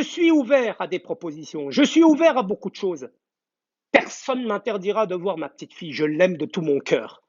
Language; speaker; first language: French; native; French